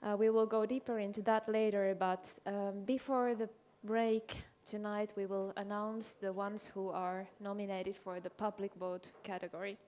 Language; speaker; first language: English; non-native, fluent; Finnish